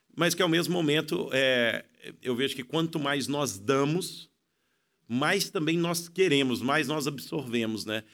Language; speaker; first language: Portuguese; native; Portuguese